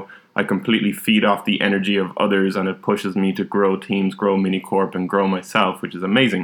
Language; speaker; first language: English; native; English